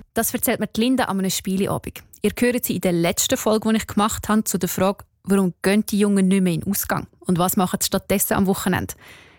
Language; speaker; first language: German; native; German